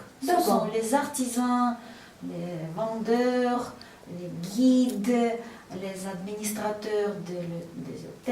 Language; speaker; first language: French; non-native, fluent; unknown